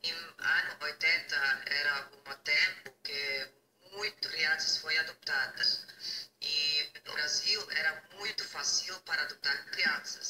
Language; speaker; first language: Portuguese; non-native, learner; Dutch